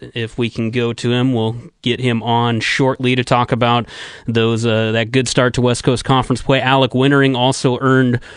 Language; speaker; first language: English; native; English